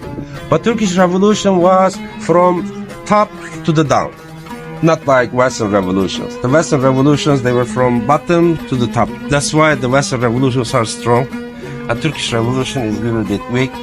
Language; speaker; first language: English; non-native, fluent; Turkish